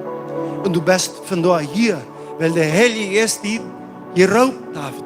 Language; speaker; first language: German; non-native, learner; Plautdietsch